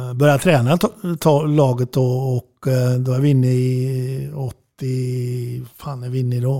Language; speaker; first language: Swedish; native; Swedish